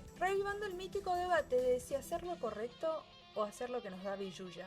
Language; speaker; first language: Spanish; native; Spanish